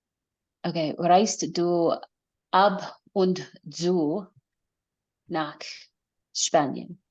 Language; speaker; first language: German; non-native, learner; English